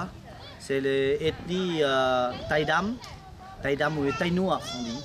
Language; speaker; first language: French; non-native, learner; Lao